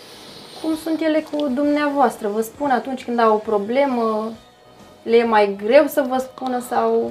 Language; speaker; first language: Romanian; native; Romanian